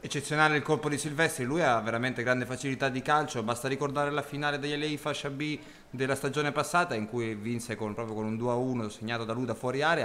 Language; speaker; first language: Italian; native; Italian